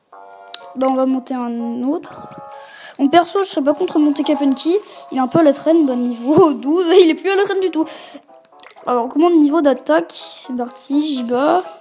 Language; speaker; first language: French; native; French